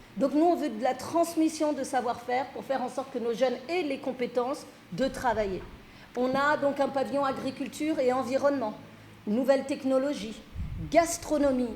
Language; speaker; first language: French; early bilingual, other home language; Fula